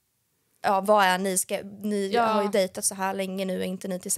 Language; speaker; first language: Swedish; native; Swedish